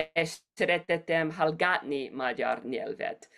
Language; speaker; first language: Hungarian; non-native, learner; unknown